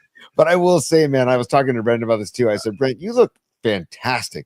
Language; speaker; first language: English; native; English